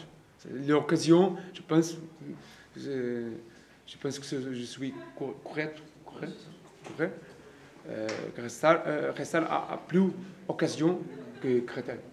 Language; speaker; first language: French; non-native, learner; Portuguese